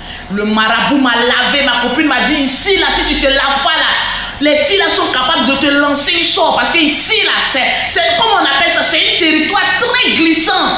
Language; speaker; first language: French; non-native, local second language; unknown